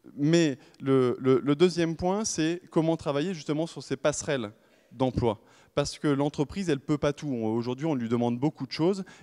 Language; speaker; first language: French; native; French